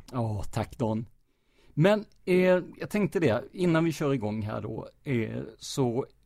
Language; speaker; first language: Swedish; non-native, fluent; English